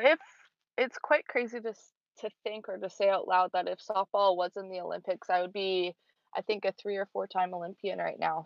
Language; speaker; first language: English; native; English